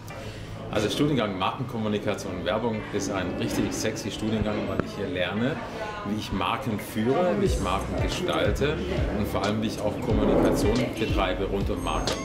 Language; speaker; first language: German; native; German